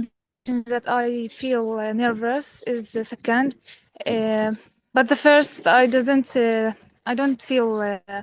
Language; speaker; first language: English; non-native, fluent; Arabic